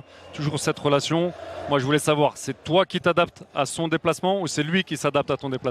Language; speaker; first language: French; native; French